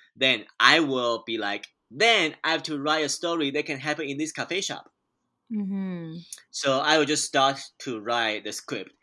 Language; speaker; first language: English; non-native, fluent; Chinese